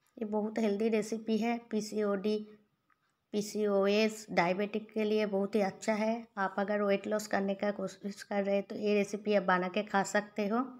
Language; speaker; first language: Hindi; non-native, local second language; Bangla